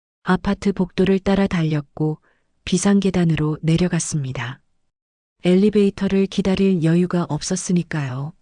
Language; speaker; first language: Korean; native; Korean